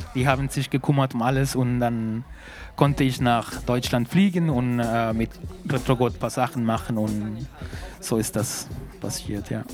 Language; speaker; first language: German; non-native, fluent; Spanish